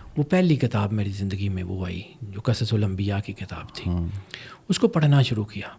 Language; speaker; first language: Urdu; non-native, local second language; Punjabi